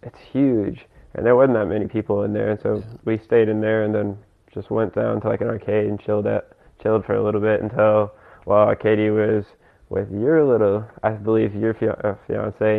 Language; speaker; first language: English; native; English